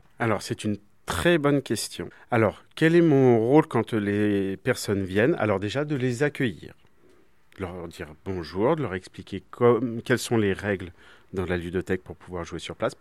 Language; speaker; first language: French; native; French